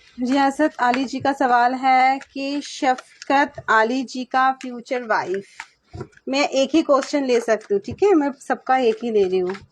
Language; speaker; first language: Hindi; non-native, local second language; Bangla